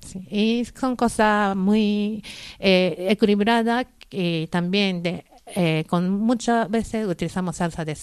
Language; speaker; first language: Spanish; non-native, learner; Japanese